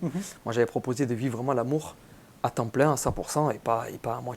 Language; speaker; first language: French; native; French